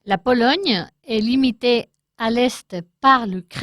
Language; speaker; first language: French; non-native, learner; Spanish